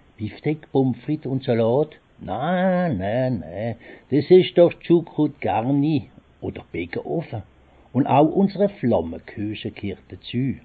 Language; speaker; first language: German; non-native, local second language; Swiss German